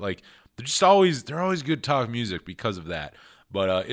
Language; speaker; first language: English; native; English